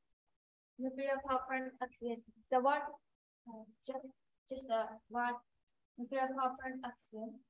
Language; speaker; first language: English; non-native, learner; Japanese